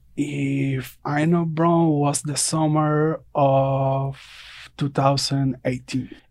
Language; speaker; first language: English; non-native, fluent; Spanish